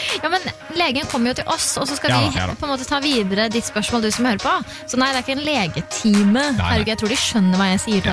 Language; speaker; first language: Norwegian; native; Norwegian